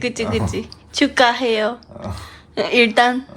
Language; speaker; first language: Korean; non-native, fluent; Japanese